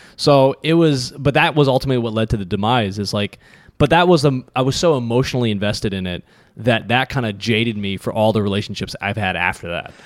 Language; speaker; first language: English; early bilingual, other home language; Hindi